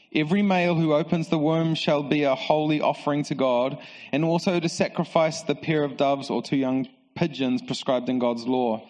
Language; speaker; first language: English; native; English